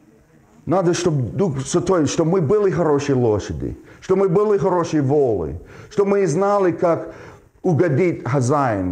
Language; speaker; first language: Russian; non-native, fluent; English